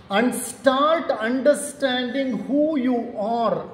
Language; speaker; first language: English; non-native, local second language; Kannada